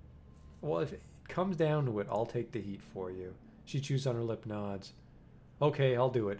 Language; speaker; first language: English; native; English